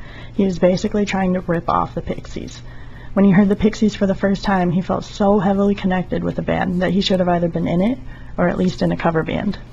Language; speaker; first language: English; native; English